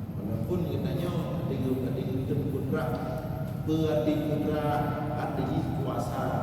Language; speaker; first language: Malay; non-native, local second language; Achinese